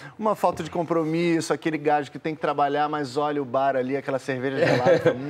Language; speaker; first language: Portuguese; native; Portuguese